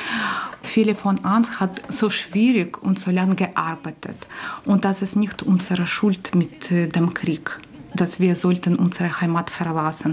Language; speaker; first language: German; non-native, learner; Ukrainian